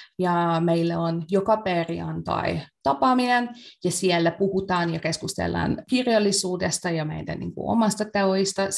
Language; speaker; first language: Finnish; non-native, fluent; Hungarian